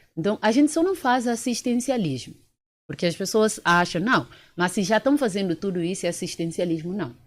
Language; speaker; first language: Portuguese; early bilingual, other home language; Upper Guinea Crioulo